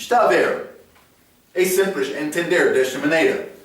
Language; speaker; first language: Portuguese; non-native, fluent; English